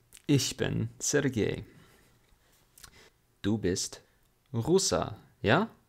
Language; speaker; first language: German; non-native, fluent; English